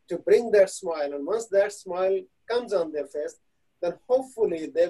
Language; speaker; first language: English; non-native, local second language; Hindi